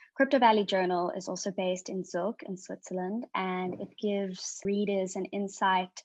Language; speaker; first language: English; native; English